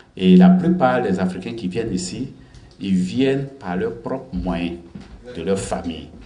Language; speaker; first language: French; non-native, local second language; Baoulé